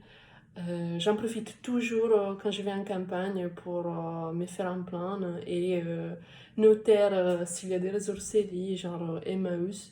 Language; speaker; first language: French; non-native, fluent; Italian